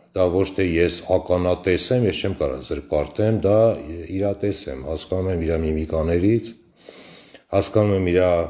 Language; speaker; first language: Armenian; native; Armenian